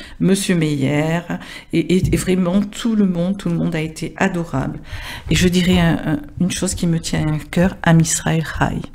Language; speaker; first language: French; native; French